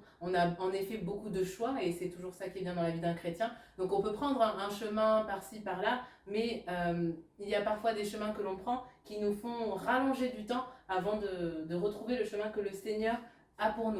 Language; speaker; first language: French; native; French